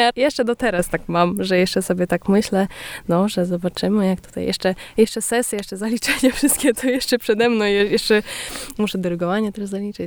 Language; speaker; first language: Polish; early bilingual, heritage; Polish